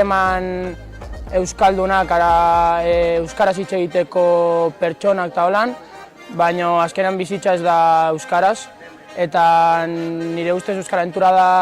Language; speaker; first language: Basque; non-native, local second language; Spanish